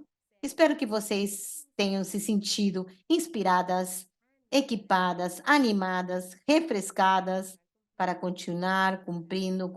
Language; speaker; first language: Portuguese; non-native, fluent; Spanish